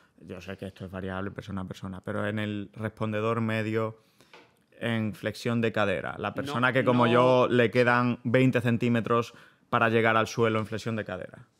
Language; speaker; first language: Spanish; native; Spanish